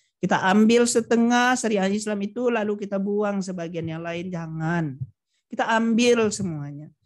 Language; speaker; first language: Indonesian; non-native, local second language; Minangkabau